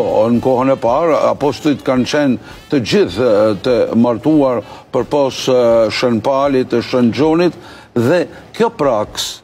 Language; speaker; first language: Albanian; native; Albanian